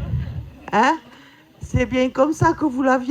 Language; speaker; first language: French; native; French